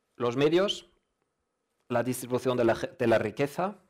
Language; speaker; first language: Spanish; non-native, fluent; German